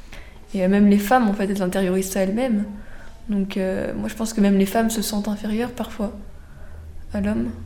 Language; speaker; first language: French; native; French